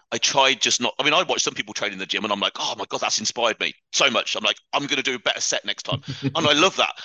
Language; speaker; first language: English; native; English